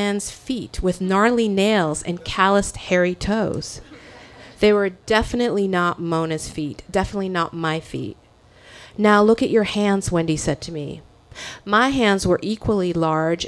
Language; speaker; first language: English; early bilingual, other home language; French